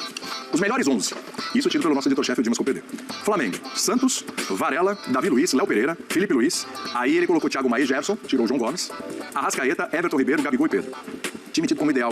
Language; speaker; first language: Portuguese; native; Portuguese